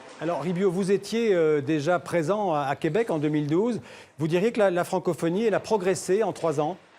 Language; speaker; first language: French; native; French